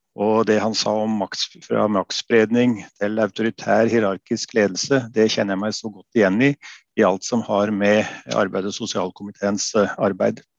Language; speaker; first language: Norwegian; native; Norwegian